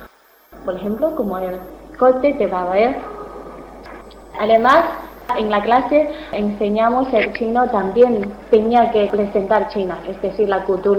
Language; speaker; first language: Spanish; non-native, learner; Chinese